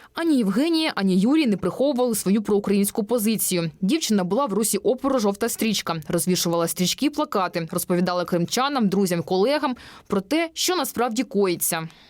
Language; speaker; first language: Ukrainian; native; Ukrainian